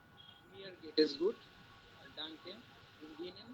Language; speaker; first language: German; non-native, learner; Bangla